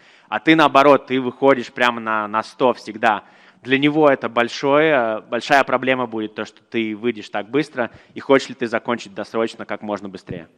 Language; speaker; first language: Russian; native; Russian